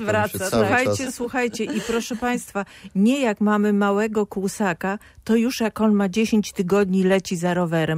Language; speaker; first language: Polish; native; Polish